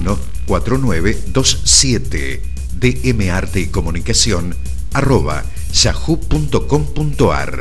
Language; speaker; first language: Spanish; native; Spanish